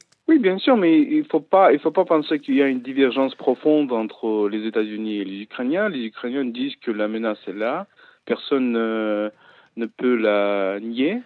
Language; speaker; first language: French; non-native, fluent; Ukrainian